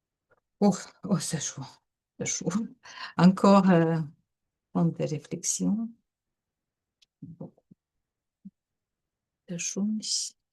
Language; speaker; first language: French; non-native, learner; Russian